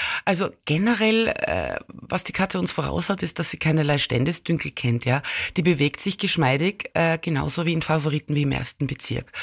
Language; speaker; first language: German; native; German